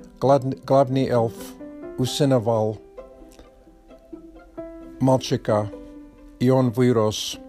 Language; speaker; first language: Russian; non-native, learner; Polish